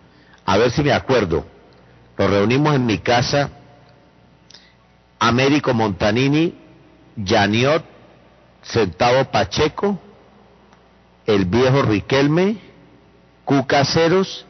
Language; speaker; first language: Spanish; native; Spanish